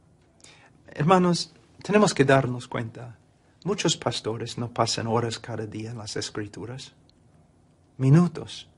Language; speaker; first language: Spanish; non-native, fluent; English